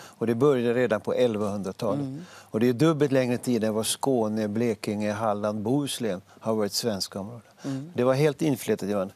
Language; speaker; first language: Swedish; native; Swedish